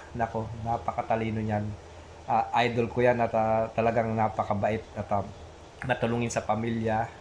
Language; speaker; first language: Filipino; non-native, local second language; Pampanga